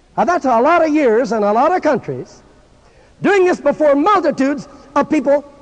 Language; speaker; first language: English; native; English